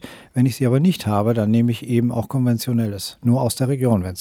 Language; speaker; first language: German; native; German